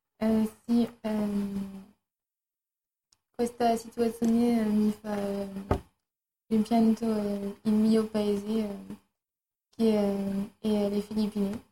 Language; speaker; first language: Italian; non-native, learner; French